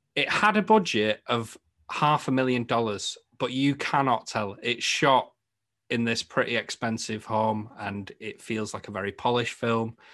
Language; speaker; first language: English; native; English